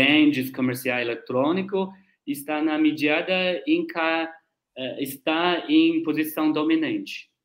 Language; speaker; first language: Portuguese; non-native, learner; Chinese